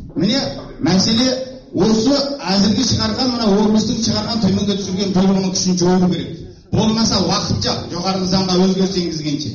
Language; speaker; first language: Kazakh; early bilingual, heritage; Kazakh